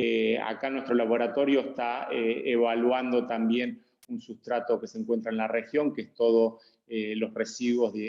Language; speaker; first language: Spanish; native; Spanish